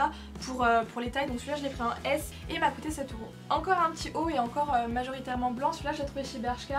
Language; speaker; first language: French; native; French